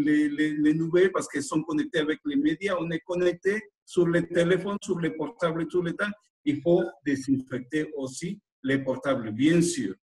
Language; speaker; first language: French; non-native, fluent; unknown